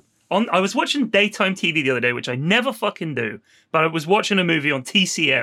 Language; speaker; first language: English; native; English